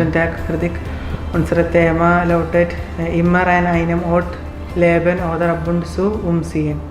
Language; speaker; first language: German; non-native, learner; Malayalam